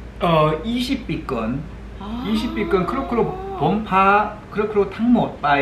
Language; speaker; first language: Thai; non-native, learner; Korean